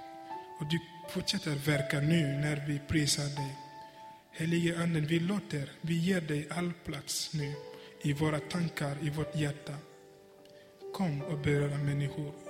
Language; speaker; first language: Swedish; non-native, fluent; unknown